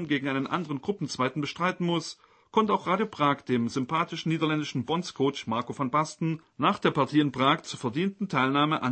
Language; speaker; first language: German; native; German